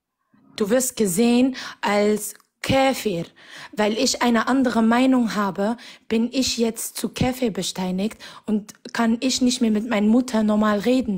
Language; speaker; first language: German; non-native, fluent; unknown